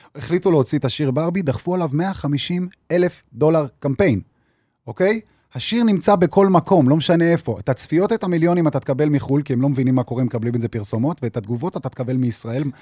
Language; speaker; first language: Hebrew; early bilingual, other home language; Arabic